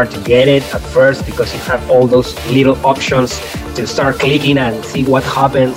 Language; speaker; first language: English; non-native, fluent; Spanish